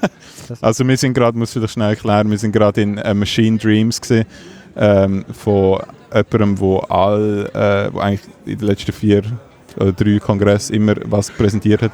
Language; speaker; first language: German; native; German